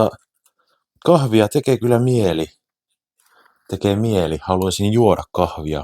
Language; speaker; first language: Finnish; native; Finnish